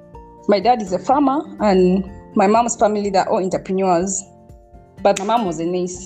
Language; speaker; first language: English; non-native, local second language; Bemba